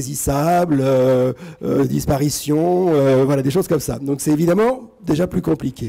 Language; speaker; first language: French; native; French